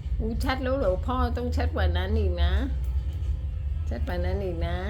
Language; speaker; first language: Thai; native; Thai